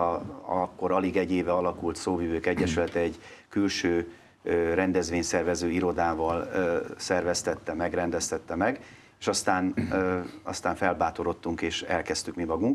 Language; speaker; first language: Hungarian; native; Hungarian